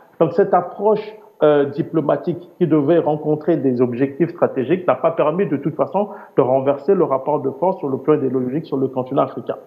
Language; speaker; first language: French; native; French